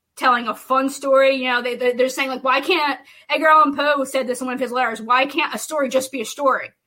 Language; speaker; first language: English; native; English